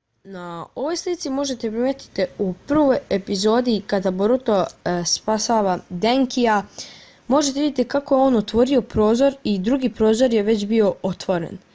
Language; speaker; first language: Bosnian; native; Bosnian